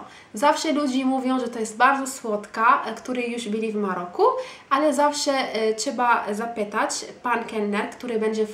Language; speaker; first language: Polish; non-native, fluent; Arabic